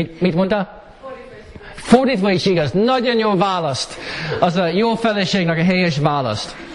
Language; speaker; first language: Hungarian; early bilingual, heritage; Hungarian